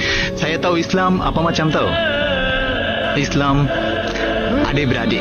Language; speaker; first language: Malay; non-native, learner; Bangla